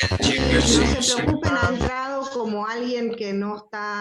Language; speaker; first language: Spanish; native; Spanish